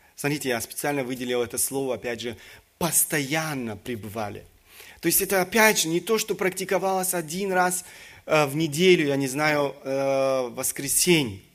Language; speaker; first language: Russian; early bilingual, other home language; German